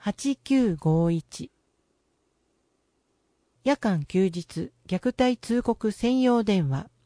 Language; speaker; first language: Japanese; native; Japanese